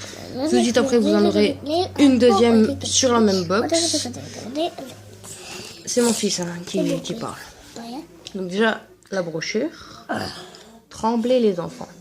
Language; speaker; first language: French; native; French